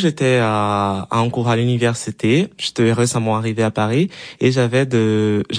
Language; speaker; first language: French; non-native, fluent; Portuguese